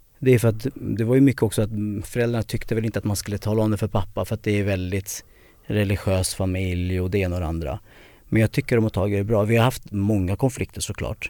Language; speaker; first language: Swedish; early bilingual, other home language; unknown